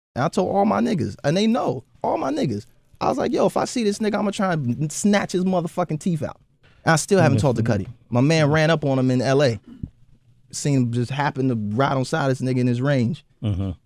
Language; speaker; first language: English; native; English